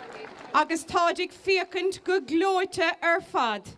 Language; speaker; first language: Irish; native; Irish